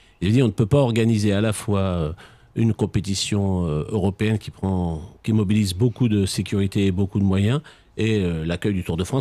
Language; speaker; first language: French; native; French